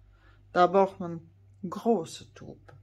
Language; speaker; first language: German; non-native, fluent; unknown